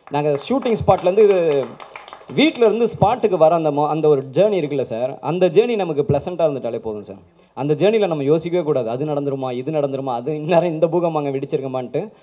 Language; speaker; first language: Tamil; native; Tamil